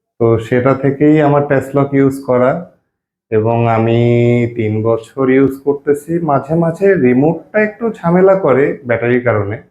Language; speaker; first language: Bangla; native; Bangla